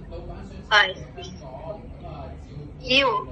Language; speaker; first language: Cantonese; non-native, learner; Indonesian